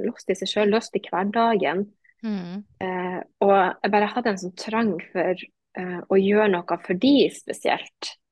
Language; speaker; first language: Norwegian; native; Norwegian